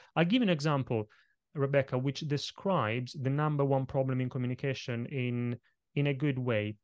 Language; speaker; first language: English; non-native, fluent; Italian